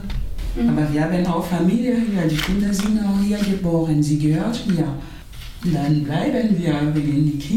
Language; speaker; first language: German; non-native, fluent; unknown